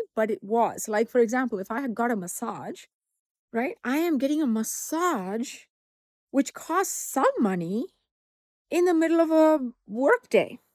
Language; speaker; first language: English; non-native, local second language; Tamil